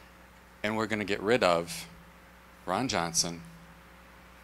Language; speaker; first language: English; native; English